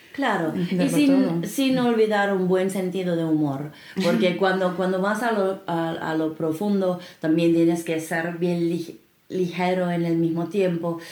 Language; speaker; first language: Spanish; non-native, fluent; Finnish